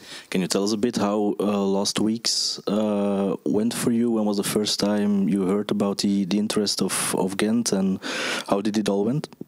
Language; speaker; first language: English; non-native, fluent; Dutch